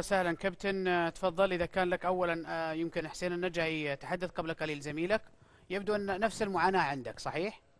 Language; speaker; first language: Arabic; native; Arabic